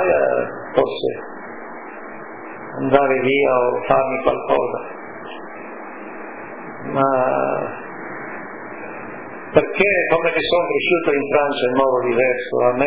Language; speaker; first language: Italian; native; Italian